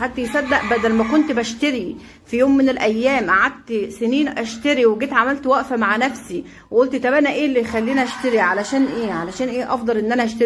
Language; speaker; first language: Arabic; native; Arabic